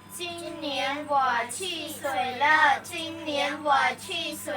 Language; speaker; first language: Chinese; non-native, learner; Khmer